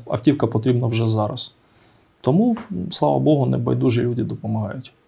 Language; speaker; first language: Ukrainian; native; Ukrainian